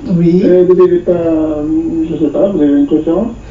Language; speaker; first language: French; native; French